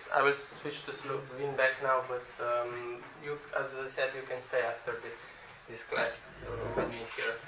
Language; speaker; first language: English; non-native, fluent; Slovenian